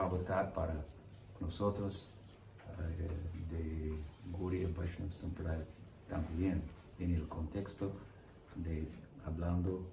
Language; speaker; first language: Spanish; non-native, learner; English